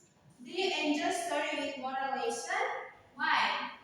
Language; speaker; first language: English; non-native, learner; Indonesian